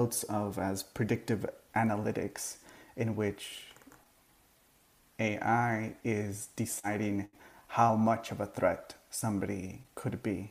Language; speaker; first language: English; early bilingual, other home language; Spanish